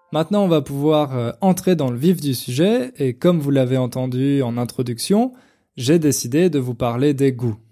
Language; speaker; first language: French; native; French